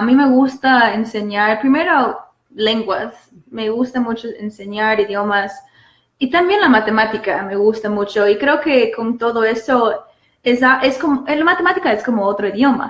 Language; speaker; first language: Spanish; non-native, fluent; English